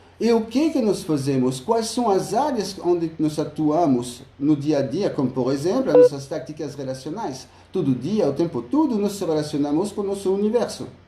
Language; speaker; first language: Portuguese; non-native, fluent; French